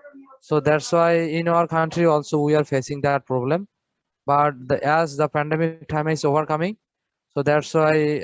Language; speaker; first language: English; non-native, fluent; Bangla